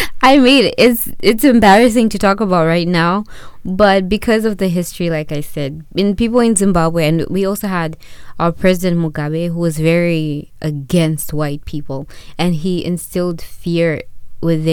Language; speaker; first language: English; non-native, local second language; Shona